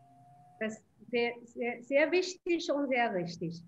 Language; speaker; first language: German; non-native, fluent; Chinese